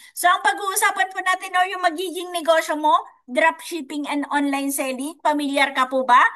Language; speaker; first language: Filipino; non-native, local second language; Iloko